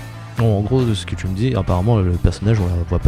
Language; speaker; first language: French; native; French